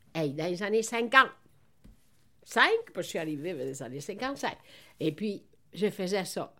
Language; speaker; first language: French; non-native, fluent; Italian